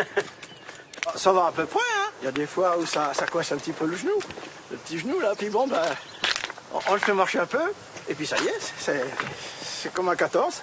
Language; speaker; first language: French; native; French